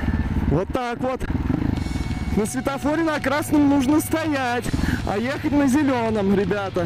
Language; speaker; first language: Russian; native; Russian